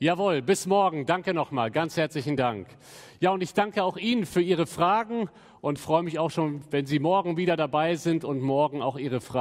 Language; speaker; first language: German; native; German